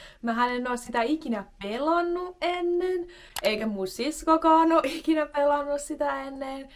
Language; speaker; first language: Finnish; native; Finnish